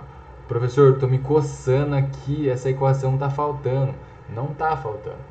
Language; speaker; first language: Portuguese; native; Portuguese